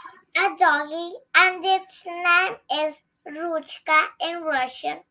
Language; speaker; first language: English; early bilingual, other home language; Russian